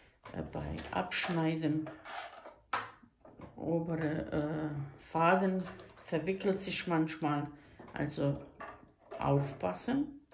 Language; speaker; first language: German; non-native, fluent; Croatian